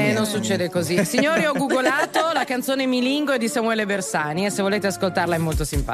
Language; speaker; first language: Italian; native; Italian